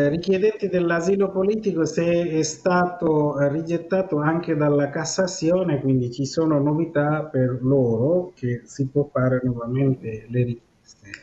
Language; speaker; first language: Italian; non-native, fluent; Bangla